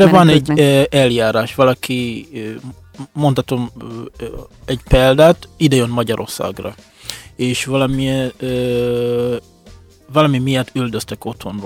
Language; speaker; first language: Hungarian; non-native, fluent; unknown